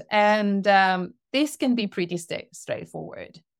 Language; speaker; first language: English; non-native, fluent; Italian